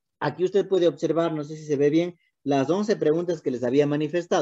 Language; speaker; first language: Spanish; native; Spanish